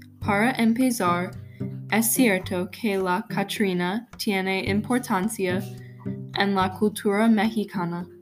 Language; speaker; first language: Spanish; non-native, learner; English